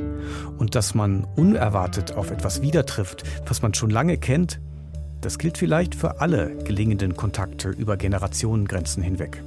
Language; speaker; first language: German; native; German